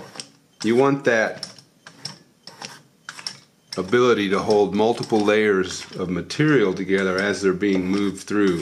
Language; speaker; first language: English; native; English